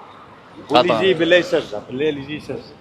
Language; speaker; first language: Arabic; native; Arabic